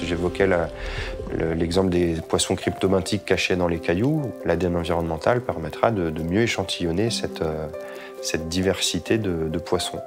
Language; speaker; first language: French; native; French